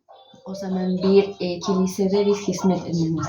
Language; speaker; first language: Turkish; non-native, learner; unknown